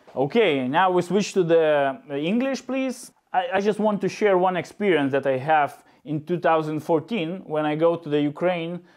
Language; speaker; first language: English; non-native, learner; Lithuanian